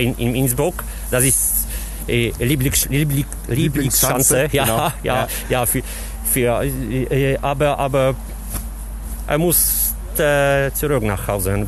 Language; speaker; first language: German; non-native, learner; Polish